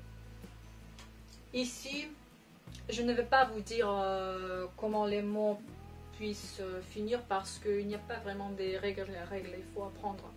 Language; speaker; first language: French; non-native, fluent; Russian